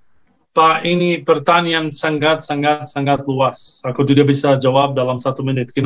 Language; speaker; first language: Indonesian; non-native, fluent; Arabic